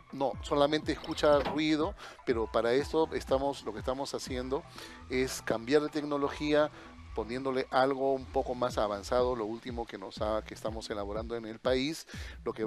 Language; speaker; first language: Spanish; native; Spanish